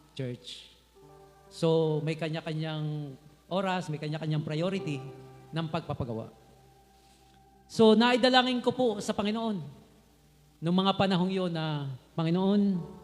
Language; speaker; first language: Filipino; native; Filipino